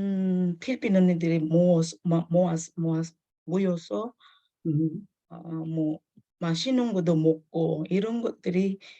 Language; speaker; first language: Korean; non-native, fluent; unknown